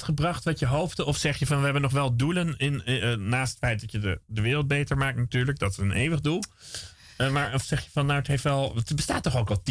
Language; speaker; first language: Dutch; native; Dutch